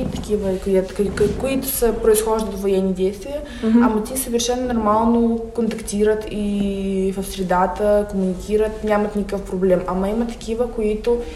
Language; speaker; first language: Bulgarian; non-native, fluent; Ukrainian